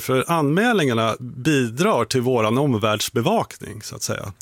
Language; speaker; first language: Swedish; native; Swedish